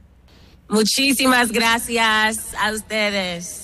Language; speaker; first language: Spanish; non-native, learner; English